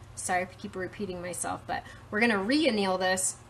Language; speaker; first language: English; native; English